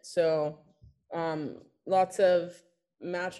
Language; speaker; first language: English; native; English